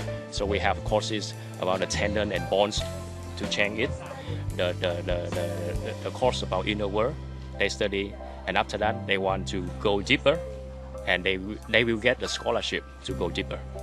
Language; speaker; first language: English; non-native, learner; Vietnamese